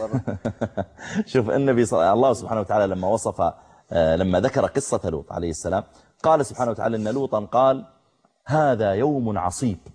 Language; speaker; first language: Arabic; native; Arabic